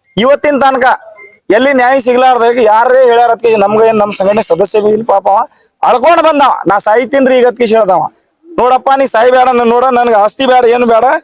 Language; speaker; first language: Kannada; non-native, local second language; Lambadi